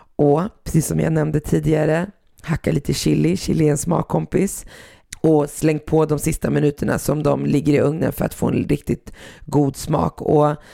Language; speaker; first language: Swedish; native; Swedish